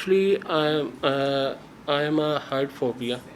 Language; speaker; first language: English; non-native, learner; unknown